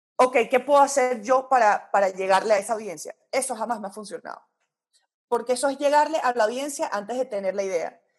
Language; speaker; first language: Spanish; early bilingual, heritage; Spanish